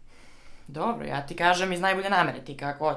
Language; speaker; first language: Bosnian; native; Bosnian